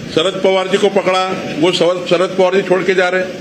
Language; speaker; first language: Hindi; non-native, local second language; Marathi